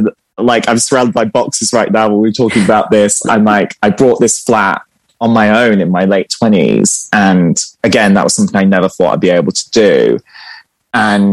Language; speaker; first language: English; native; English